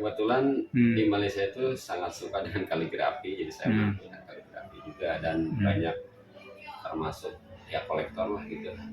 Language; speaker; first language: Indonesian; non-native, local second language; Sundanese